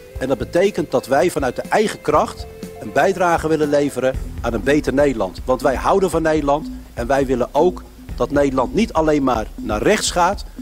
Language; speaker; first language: Dutch; early bilingual, other home language; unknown